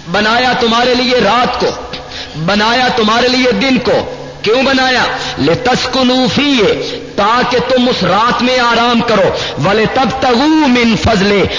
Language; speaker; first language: Urdu; non-native, local second language; Punjabi